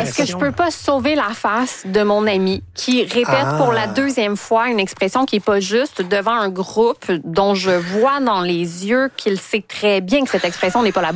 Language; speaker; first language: French; native; French